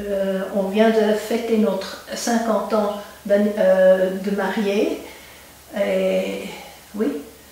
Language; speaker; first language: French; non-native, local second language; German